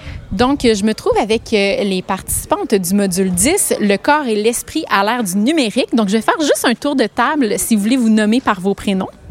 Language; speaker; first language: French; native; French